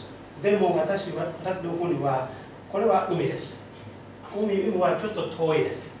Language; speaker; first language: Japanese; non-native, learner; Mossi